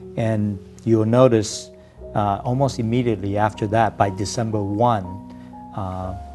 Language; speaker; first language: English; early bilingual, other home language; Chinese